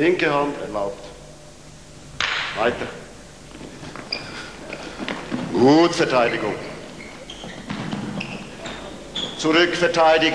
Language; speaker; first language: German; non-native, fluent; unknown